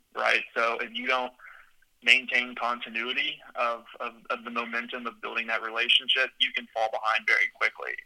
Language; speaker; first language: English; native; English